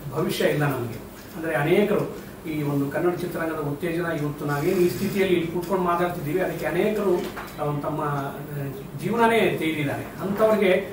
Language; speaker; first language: Kannada; native; Kannada